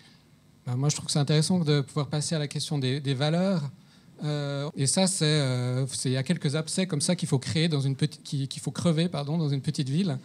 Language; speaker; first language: French; native; French